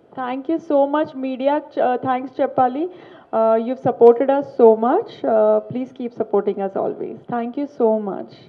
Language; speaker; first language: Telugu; non-native, learner; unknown